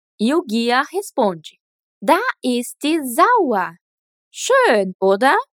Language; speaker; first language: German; non-native, fluent; Portuguese